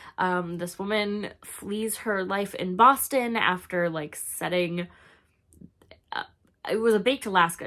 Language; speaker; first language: English; native; English